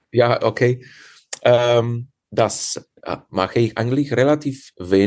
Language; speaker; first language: German; non-native, fluent; Czech